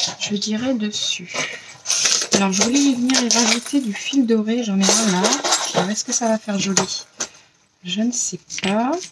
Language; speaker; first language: French; native; French